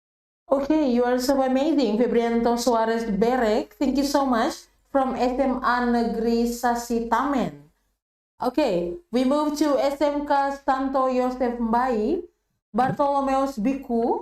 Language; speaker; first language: English; non-native, fluent; Indonesian